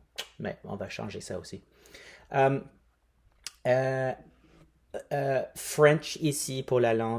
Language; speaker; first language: French; non-native, fluent; English